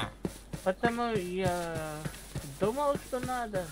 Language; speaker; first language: Russian; non-native, learner; Latvian